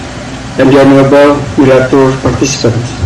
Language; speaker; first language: English; non-native, learner; Indonesian